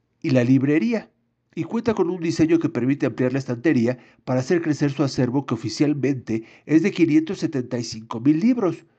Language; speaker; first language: Spanish; native; Spanish